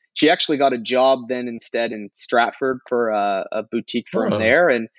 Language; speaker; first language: English; native; English